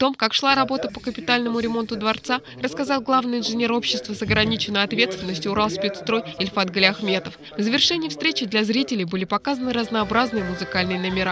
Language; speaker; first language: Russian; native; Russian